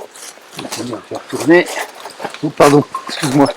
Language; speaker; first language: French; native; French